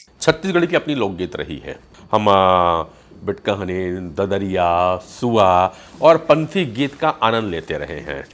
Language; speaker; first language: Hindi; native; Hindi